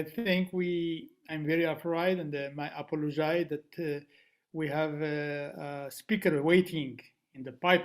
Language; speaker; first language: English; non-native, fluent; Arabic